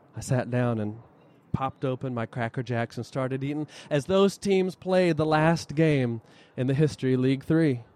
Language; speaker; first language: English; native; English